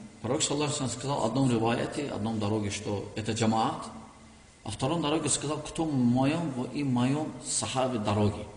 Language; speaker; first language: Russian; non-native, learner; Turkish